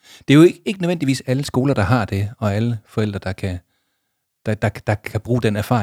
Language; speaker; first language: Danish; native; Danish